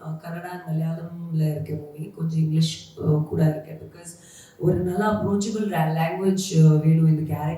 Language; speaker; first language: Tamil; non-native, learner; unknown